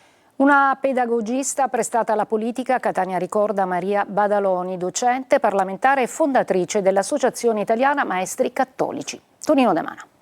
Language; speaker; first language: Italian; native; Italian